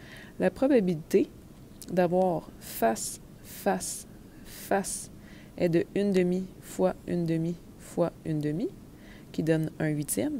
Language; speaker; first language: French; native; French